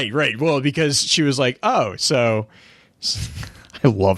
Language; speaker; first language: English; native; English